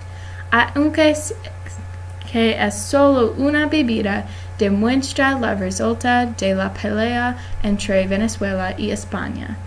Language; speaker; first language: Spanish; non-native, learner; English